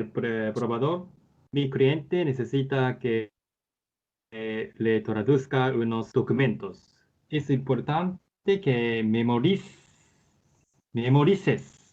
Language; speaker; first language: Spanish; non-native, learner; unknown